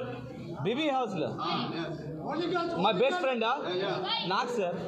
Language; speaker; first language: Telugu; non-native, learner; Hindi